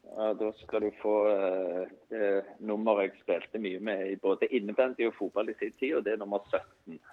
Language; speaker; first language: Norwegian; native; Norwegian